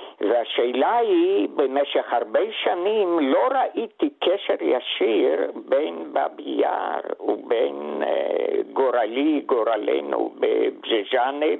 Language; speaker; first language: Hebrew; non-native, fluent; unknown